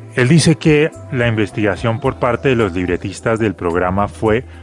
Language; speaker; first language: Spanish; native; Spanish